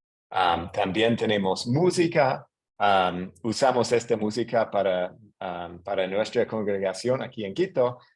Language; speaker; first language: Spanish; non-native, fluent; English